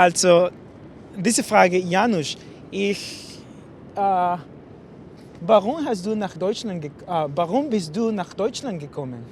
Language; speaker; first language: German; non-native, learner; English